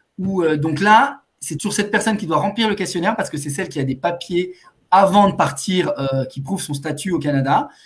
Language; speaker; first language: French; native; French